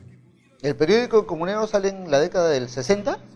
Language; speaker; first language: Spanish; native; Spanish